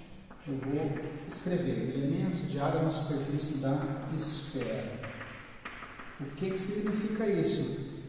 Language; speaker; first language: Portuguese; native; Portuguese